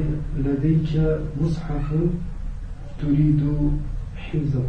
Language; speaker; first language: Arabic; non-native, learner; French